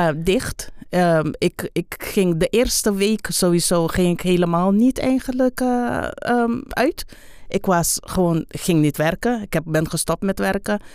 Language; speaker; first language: Dutch; non-native, local second language; Papiamento